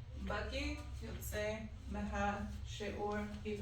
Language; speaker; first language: Hebrew; non-native, learner; English